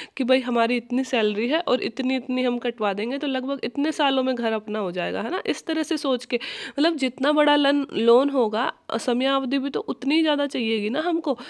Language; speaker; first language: Hindi; native; Hindi